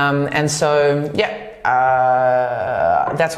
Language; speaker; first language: English; native; English